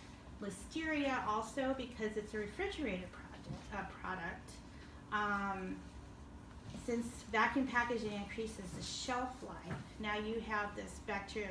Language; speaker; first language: English; native; English